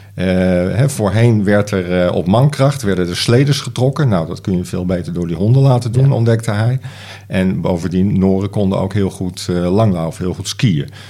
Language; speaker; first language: Dutch; native; Dutch